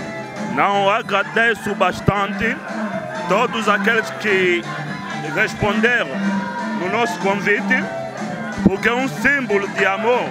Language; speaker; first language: Portuguese; non-native, fluent; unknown